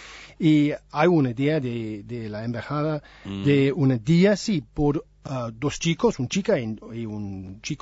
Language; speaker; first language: Spanish; non-native, learner; English